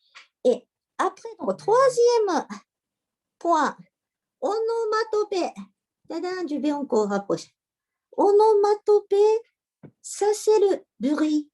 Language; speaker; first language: French; non-native, learner; Japanese